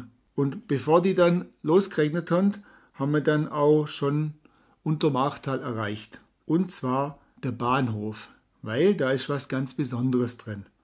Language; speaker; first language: German; native; German